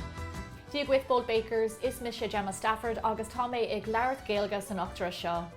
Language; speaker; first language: Irish; non-native, local second language; English